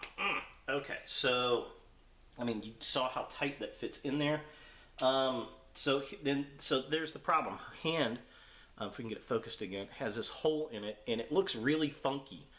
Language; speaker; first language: English; native; English